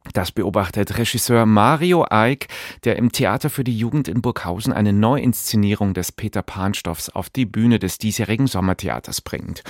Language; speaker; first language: German; native; German